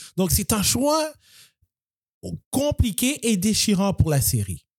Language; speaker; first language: French; native; French